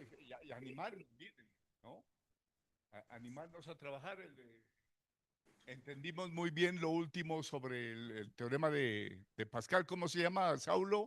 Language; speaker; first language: Spanish; native; Spanish